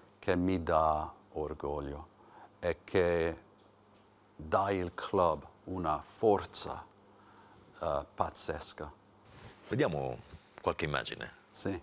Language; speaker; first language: Italian; non-native, learner; English